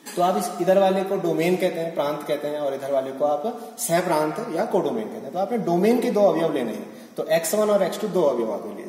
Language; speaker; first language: Hindi; native; Hindi